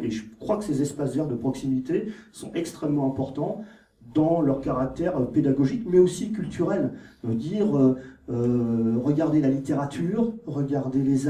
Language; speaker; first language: French; native; French